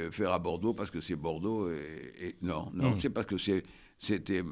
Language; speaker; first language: French; native; French